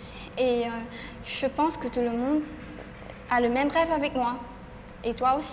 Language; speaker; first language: French; non-native, learner; Vietnamese